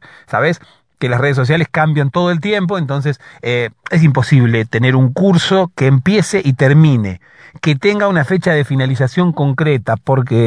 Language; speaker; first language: Spanish; native; Spanish